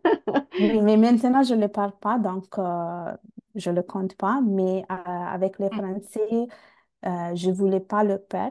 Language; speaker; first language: French; non-native, fluent; Bangla